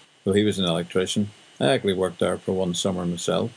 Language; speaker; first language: English; native; English